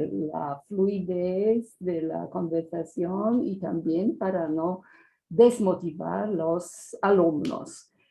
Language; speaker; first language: Spanish; non-native, fluent; Polish